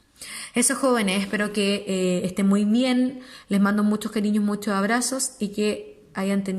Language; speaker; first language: Spanish; native; Spanish